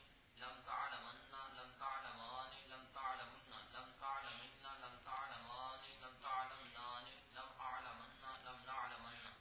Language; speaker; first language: Arabic; non-native, learner; Punjabi